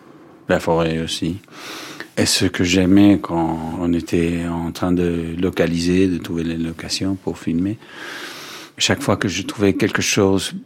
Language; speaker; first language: French; non-native, fluent; English